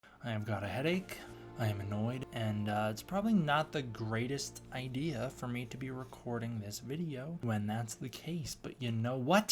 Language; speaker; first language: English; native; English